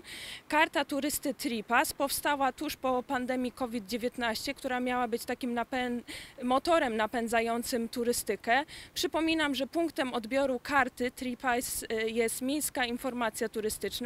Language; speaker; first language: Polish; native; Polish